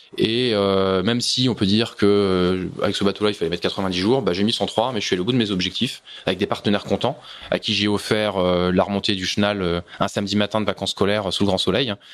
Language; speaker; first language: French; native; French